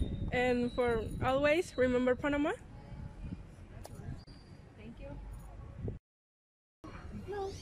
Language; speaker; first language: English; non-native, learner; Spanish